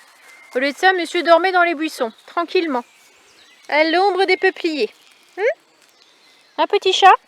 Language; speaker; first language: French; native; French